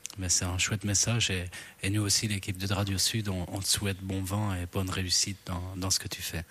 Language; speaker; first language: French; native; French